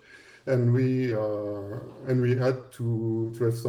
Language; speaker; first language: English; non-native, fluent; French